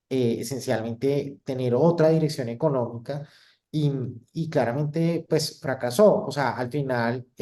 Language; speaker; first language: Spanish; native; Spanish